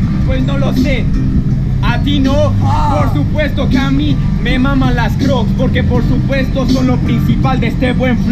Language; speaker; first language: Spanish; native; Spanish